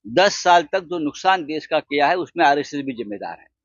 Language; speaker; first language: Hindi; non-native, local second language; Marathi